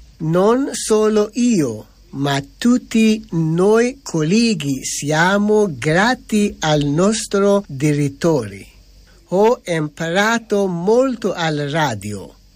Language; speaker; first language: Italian; non-native, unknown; Persian